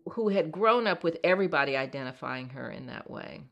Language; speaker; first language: English; native; English